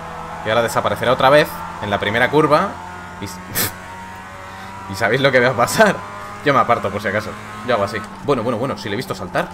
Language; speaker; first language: Spanish; native; Spanish